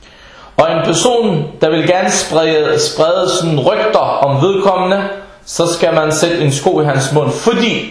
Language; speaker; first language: Danish; early bilingual, other home language; Arabic